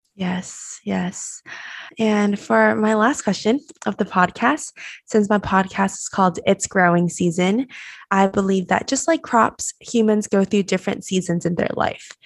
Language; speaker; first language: English; non-native, fluent; Chinese